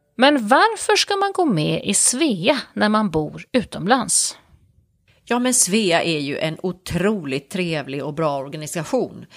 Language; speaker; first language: Swedish; native; Swedish